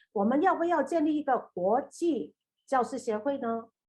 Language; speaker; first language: Chinese; native; Chinese